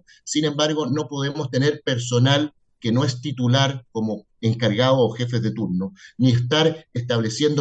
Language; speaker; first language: Spanish; native; Spanish